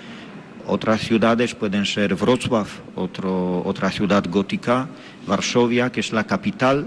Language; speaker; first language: Spanish; non-native, fluent; Polish